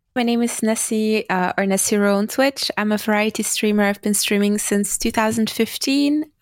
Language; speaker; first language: English; non-native, fluent; Dutch